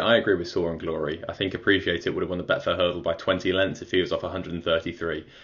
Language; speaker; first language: English; native; English